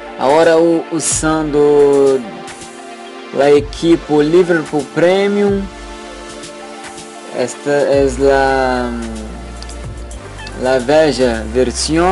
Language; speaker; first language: Portuguese; non-native, learner; Spanish